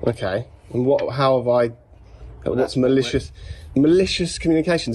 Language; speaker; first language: English; native; English